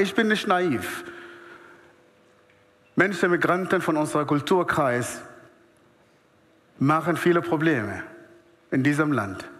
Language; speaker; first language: German; non-native, fluent; Arabic